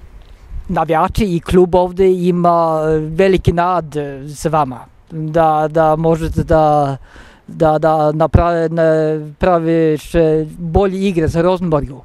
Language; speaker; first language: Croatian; non-native, learner; Norwegian